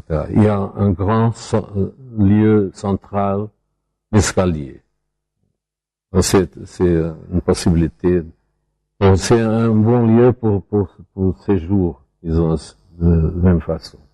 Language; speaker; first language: French; non-native, fluent; Portuguese